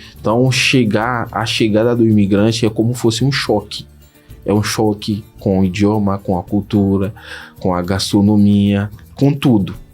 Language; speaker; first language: Portuguese; non-native, fluent; Haitian Creole